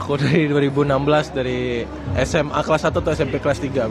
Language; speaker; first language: Indonesian; native; Indonesian